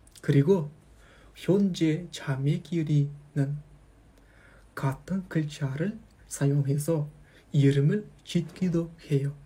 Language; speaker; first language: Korean; non-native, fluent; Kazakh